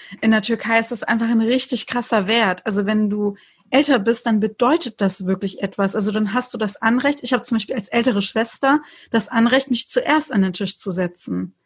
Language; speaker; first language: German; early bilingual, other home language; Turkish